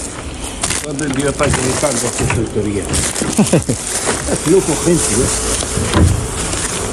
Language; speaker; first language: Spanish; non-native, learner; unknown